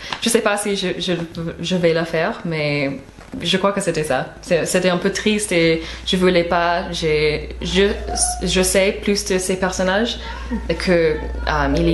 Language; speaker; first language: French; non-native, fluent; English